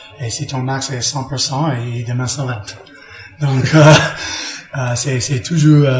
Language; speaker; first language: French; non-native, learner; English